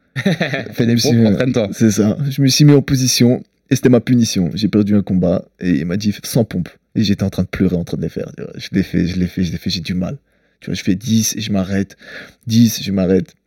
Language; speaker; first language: French; early bilingual, other home language; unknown